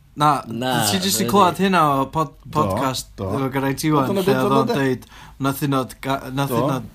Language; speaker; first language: Welsh; native; Welsh